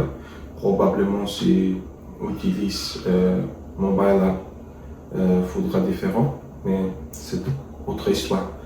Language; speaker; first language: French; non-native, learner; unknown